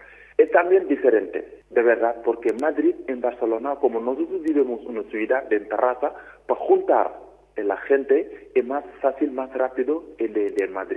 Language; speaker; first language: Spanish; non-native, learner; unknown